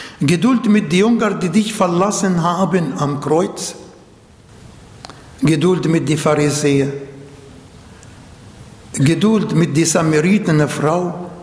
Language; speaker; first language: German; non-native, learner; Arabic